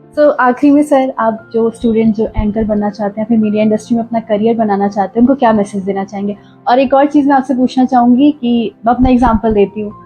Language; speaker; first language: Hindi; native; Hindi